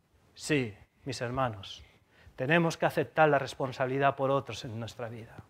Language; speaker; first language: Spanish; native; Spanish